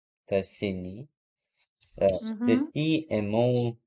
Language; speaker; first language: French; non-native, learner; Russian